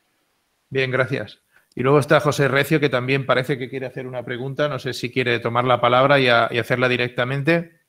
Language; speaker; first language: Spanish; native; Spanish